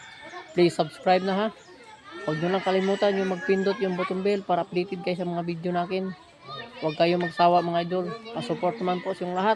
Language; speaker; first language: Filipino; non-native, local second language; Cebuano